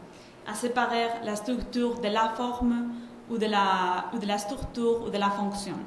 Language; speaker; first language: French; non-native, fluent; Spanish